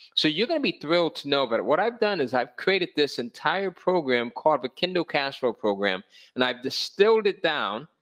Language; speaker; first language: English; native; English